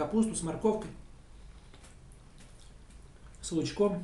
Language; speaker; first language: Russian; native; Russian